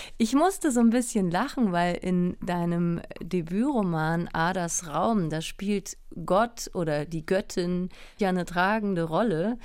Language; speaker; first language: German; native; German